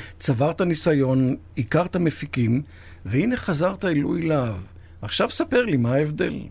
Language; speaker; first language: Hebrew; native; Hebrew